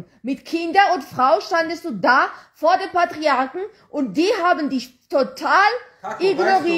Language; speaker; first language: German; non-native, fluent; Georgian